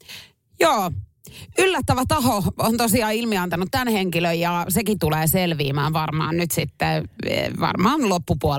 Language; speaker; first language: Finnish; native; Finnish